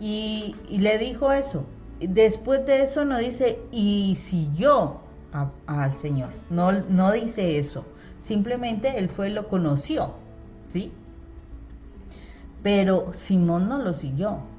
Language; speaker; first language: Spanish; native; Spanish